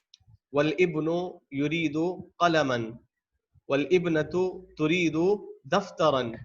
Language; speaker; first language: Arabic; non-native, fluent; Urdu